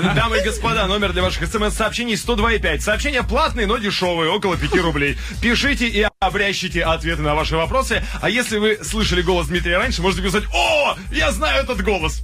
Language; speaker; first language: Russian; native; Russian